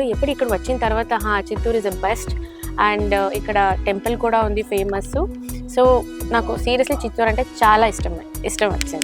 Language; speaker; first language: Telugu; non-native, learner; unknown